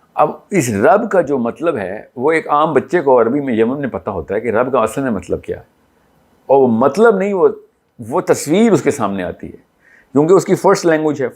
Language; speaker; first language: Urdu; native; Urdu